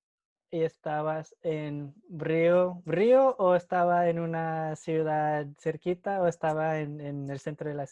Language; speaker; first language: Spanish; non-native, fluent; English